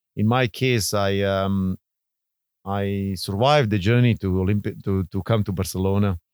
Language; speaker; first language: English; non-native, fluent; Bosnian